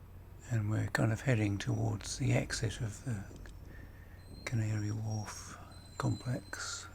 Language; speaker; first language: English; native; English